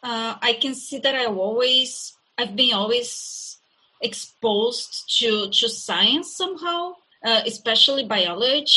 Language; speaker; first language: English; non-native, fluent; Portuguese